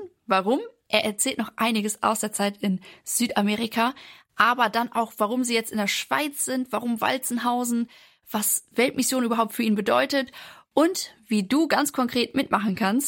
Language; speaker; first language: German; native; German